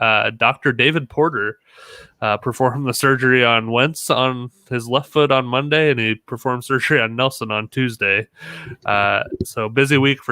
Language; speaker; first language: English; native; English